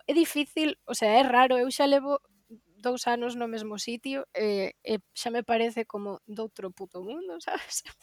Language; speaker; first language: Galician; native; Galician